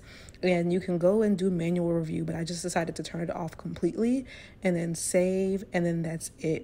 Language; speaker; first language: English; native; English